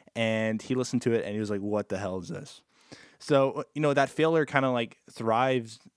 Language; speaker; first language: English; native; English